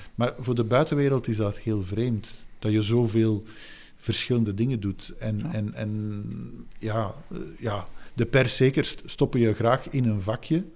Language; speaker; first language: Dutch; native; Dutch